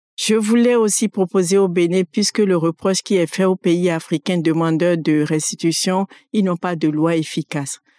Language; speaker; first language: French; non-native, local second language; Fon